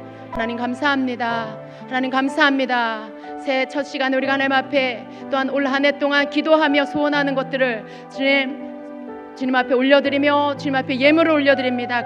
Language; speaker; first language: Korean; native; Korean